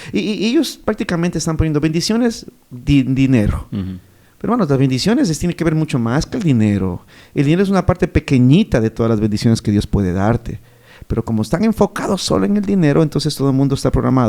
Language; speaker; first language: Spanish; native; Spanish